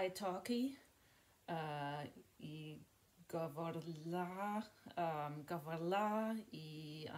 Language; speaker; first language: Russian; non-native, learner; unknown